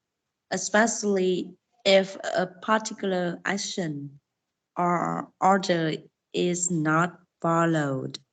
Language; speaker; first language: English; non-native, learner; Vietnamese